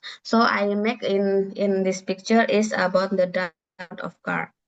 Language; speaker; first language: English; non-native, learner; Indonesian